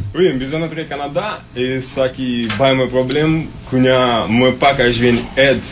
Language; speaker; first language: Haitian Creole; non-native, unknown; Ukrainian